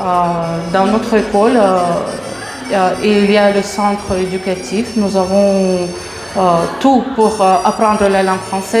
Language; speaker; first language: French; non-native, fluent; Russian